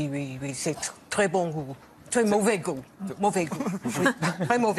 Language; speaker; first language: French; non-native, learner; English